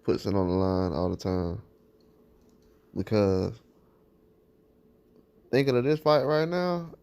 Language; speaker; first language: English; native; English